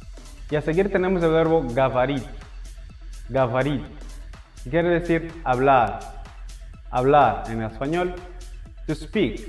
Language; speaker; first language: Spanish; non-native, fluent; Portuguese